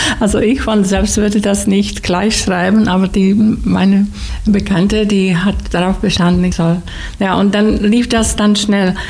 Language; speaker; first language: German; non-native, fluent; Slovak